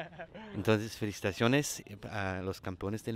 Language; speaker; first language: Spanish; non-native, learner; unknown